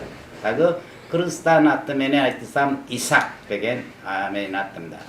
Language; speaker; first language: Kyrgyz; non-native, learner; Korean